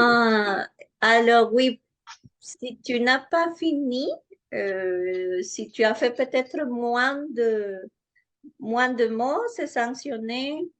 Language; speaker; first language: French; non-native, fluent; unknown